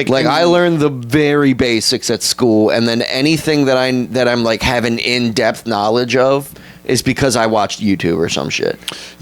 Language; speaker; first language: English; native; English